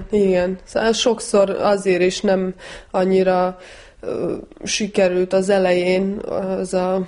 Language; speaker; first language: Hungarian; non-native, fluent; Serbian